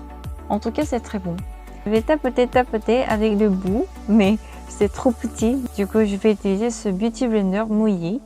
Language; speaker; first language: French; non-native, learner; Korean